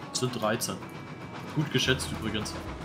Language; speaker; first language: German; native; German